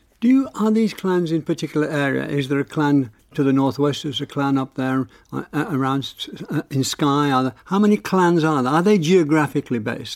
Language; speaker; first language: English; native; English